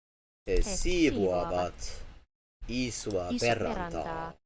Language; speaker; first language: Finnish; non-native, learner; English